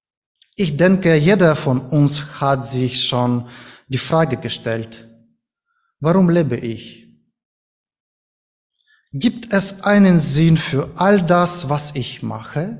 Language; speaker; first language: German; non-native, learner; Ukrainian